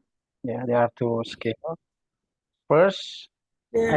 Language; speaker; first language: English; non-native, learner; Indonesian